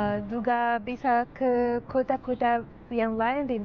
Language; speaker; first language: Indonesian; non-native, fluent; Arabic